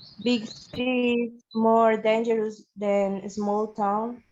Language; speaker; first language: English; non-native, learner; Spanish